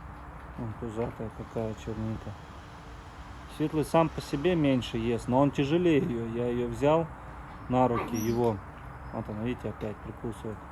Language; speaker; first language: Russian; native; Russian